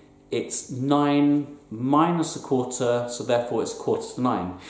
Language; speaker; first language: English; native; English